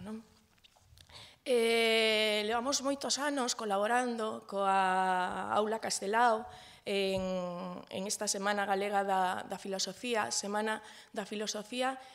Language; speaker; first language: Galician; non-native, local second language; Spanish